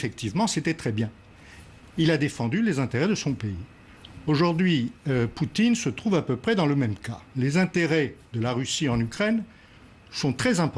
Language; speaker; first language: French; native; French